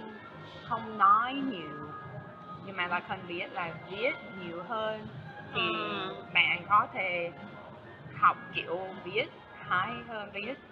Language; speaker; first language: Vietnamese; non-native, fluent; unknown